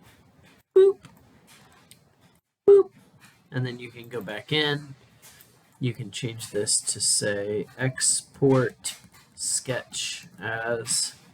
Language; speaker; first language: English; native; English